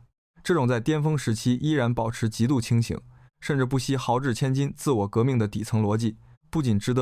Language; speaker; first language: Chinese; native; Chinese